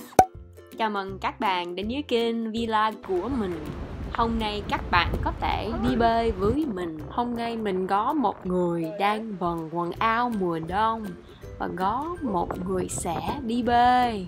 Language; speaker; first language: Vietnamese; non-native, learner; English